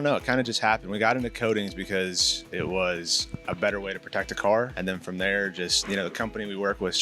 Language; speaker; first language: English; native; English